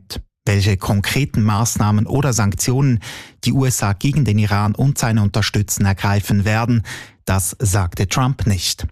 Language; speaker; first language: German; native; German